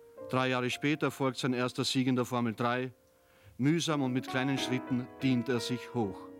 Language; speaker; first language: German; native; German